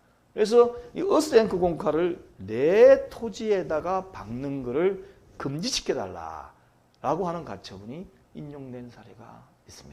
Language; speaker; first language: Korean; native; Korean